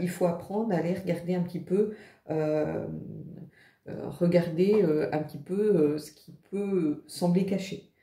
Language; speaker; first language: French; native; French